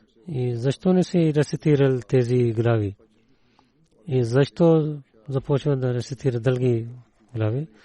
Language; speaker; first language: Bulgarian; non-native, learner; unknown